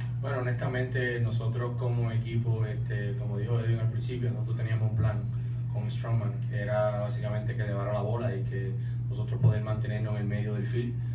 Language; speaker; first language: Spanish; native; Spanish